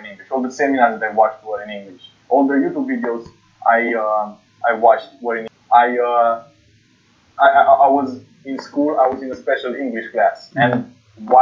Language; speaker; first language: English; non-native, fluent; Romanian